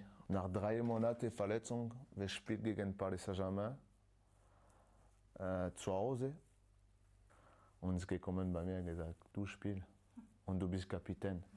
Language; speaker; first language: German; non-native, learner; French